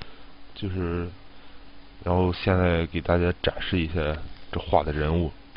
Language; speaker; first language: Chinese; native; Chinese